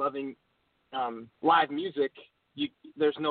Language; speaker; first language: English; native; English